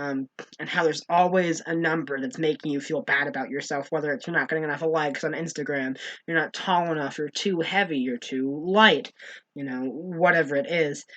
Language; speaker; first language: English; native; English